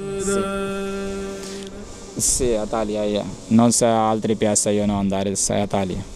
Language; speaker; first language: Italian; non-native, learner; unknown